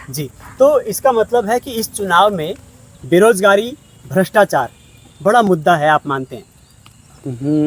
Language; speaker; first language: Hindi; native; Hindi